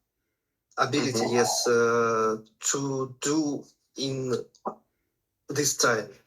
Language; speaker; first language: English; non-native, learner; Russian